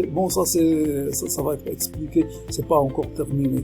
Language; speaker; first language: French; non-native, local second language; Arabic